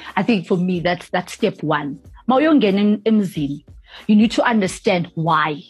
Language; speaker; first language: English; non-native, local second language; Zulu